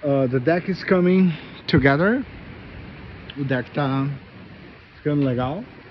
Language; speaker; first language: English; non-native, fluent; Portuguese